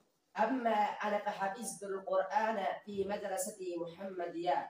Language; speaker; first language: Arabic; non-native, learner; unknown